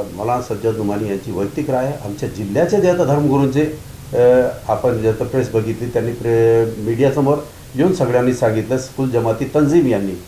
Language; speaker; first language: Marathi; non-native, local second language; Urdu